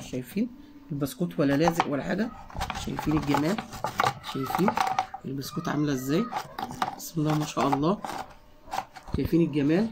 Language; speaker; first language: Arabic; native; Arabic